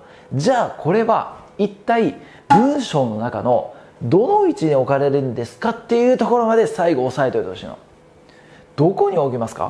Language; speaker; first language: Japanese; native; Japanese